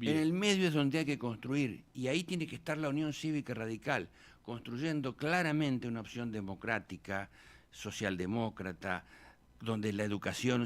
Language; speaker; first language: Spanish; native; Spanish